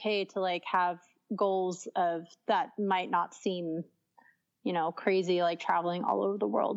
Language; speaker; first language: English; native; English